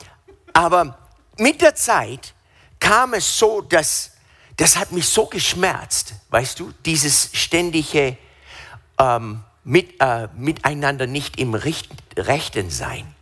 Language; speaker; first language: German; non-native, fluent; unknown